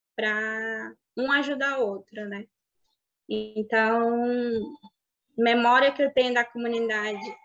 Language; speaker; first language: Portuguese; non-native, local second language; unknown